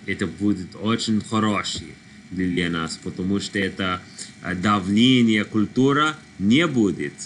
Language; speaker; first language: Russian; non-native, learner; English